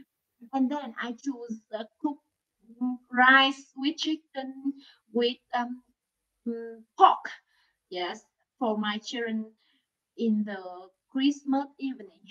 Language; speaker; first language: English; non-native, learner; Vietnamese